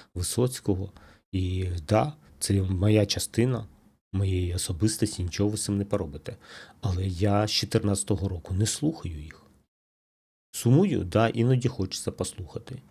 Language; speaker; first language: Ukrainian; non-native, local second language; Russian